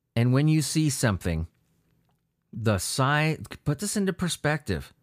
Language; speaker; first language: English; native; English